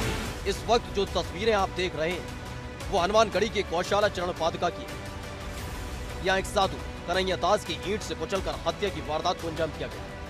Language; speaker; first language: Hindi; native; Hindi